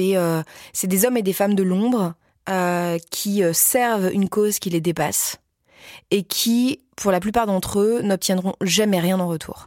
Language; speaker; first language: French; native; French